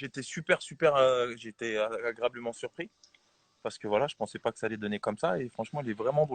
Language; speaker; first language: French; native; French